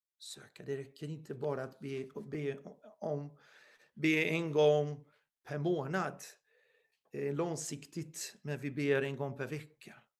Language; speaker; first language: Swedish; non-native, fluent; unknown